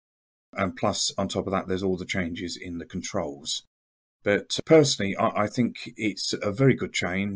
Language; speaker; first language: English; native; English